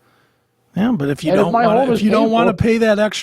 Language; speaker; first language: English; native; English